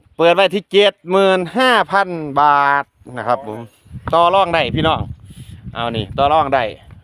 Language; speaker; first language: Thai; native; Thai